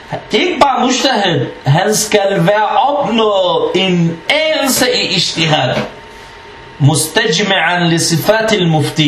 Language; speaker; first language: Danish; non-native, fluent; Arabic